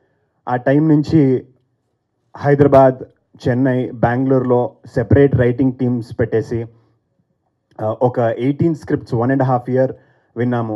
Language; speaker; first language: Telugu; non-native, fluent; Kannada